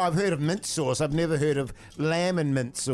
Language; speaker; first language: English; native; English